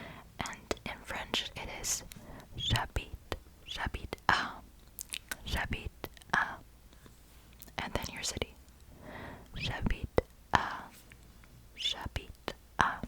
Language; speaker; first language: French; non-native, learner; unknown